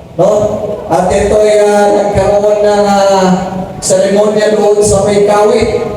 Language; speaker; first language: Filipino; non-native, local second language; Cebuano